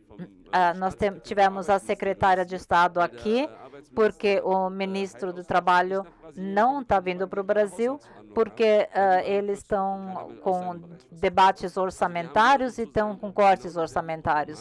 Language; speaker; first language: Portuguese; non-native, learner; German